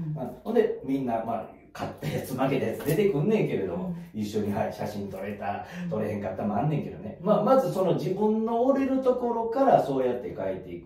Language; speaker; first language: Japanese; native; Japanese